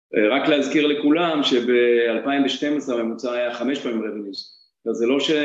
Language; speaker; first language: Hebrew; native; Hebrew